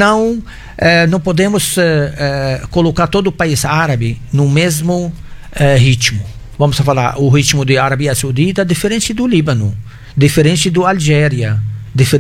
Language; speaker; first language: Portuguese; non-native, fluent; Arabic